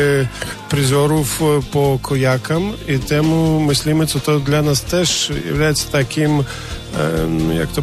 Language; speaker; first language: Polish; non-native, learner; Russian